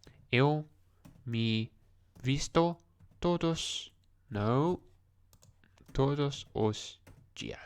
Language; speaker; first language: Portuguese; non-native, learner; English